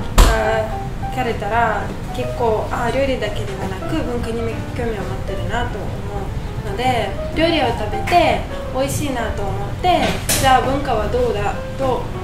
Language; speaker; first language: Japanese; non-native, fluent; Russian